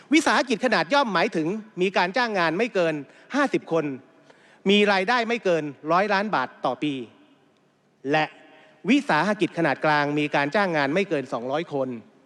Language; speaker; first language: Thai; native; Thai